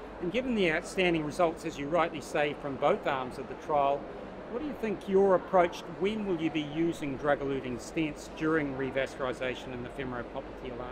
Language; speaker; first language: English; native; English